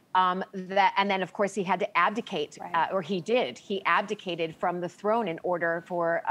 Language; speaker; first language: English; native; English